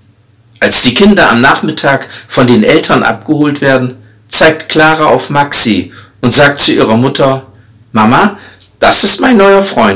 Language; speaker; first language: German; native; German